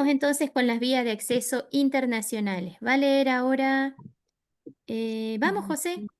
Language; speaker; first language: Spanish; native; Spanish